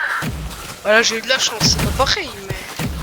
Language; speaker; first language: French; native; French